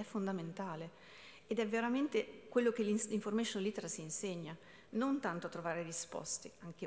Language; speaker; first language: Italian; native; Italian